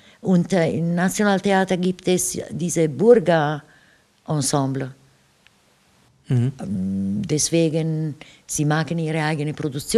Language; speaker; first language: German; non-native, fluent; Italian